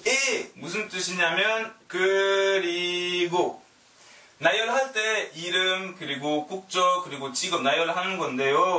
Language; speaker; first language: Korean; non-native, learner; French